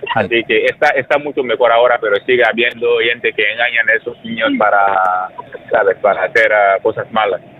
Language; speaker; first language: Spanish; non-native, fluent; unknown